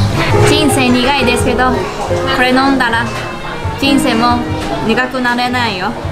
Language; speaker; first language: Japanese; early bilingual, heritage; Chinese